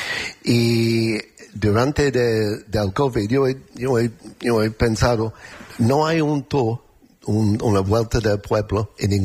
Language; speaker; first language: Spanish; non-native, learner; English